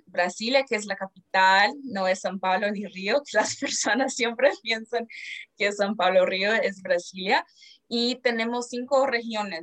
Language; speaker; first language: Spanish; non-native, fluent; Portuguese